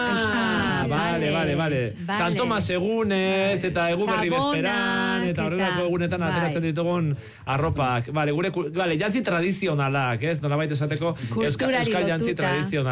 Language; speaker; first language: Basque; native; Basque